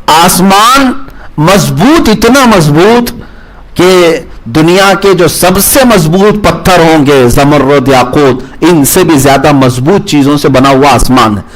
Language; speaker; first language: Urdu; native; Urdu